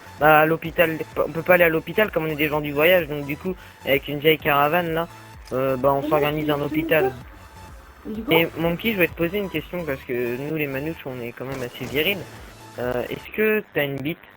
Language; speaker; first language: French; native; French